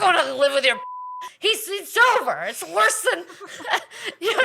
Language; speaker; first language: English; native; English